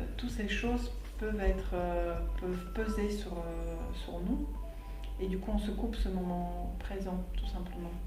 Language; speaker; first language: French; non-native, fluent; Slovak